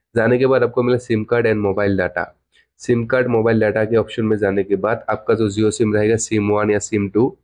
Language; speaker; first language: Hindi; non-native, local second language; Assamese